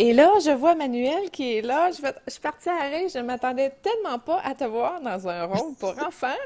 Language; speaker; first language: French; native; French